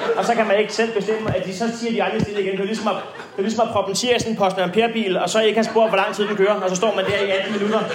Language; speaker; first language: Danish; native; Danish